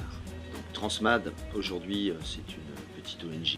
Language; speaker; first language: French; native; French